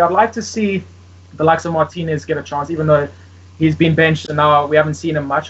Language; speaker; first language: English; native; English